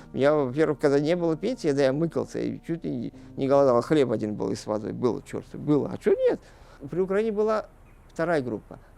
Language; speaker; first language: Russian; non-native, local second language; Crimean Tatar